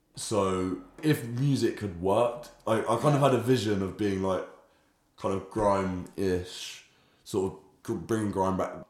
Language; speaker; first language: English; native; English